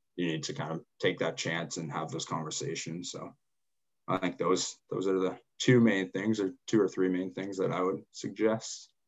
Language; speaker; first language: English; native; English